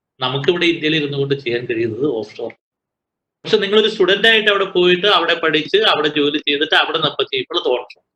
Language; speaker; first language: Malayalam; native; Malayalam